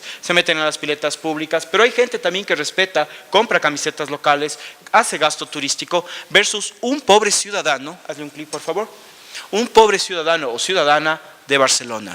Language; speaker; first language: Spanish; native; Spanish